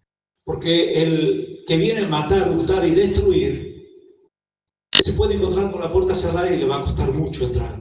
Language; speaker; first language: Spanish; native; Spanish